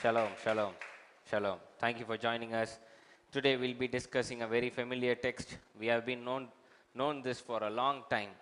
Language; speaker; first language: English; non-native, local second language; Tamil